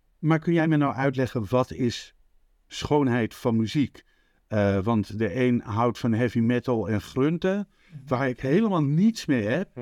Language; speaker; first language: Dutch; native; Dutch